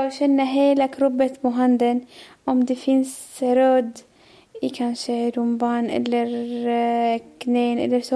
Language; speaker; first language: Swedish; non-native, learner; Arabic